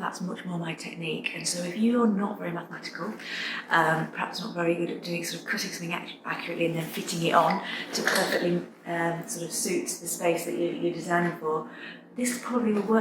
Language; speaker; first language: English; native; English